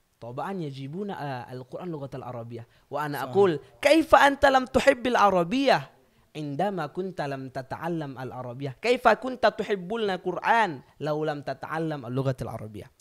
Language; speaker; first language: Arabic; non-native, learner; Indonesian